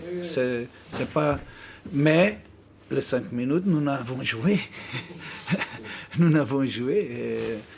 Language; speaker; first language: French; non-native, learner; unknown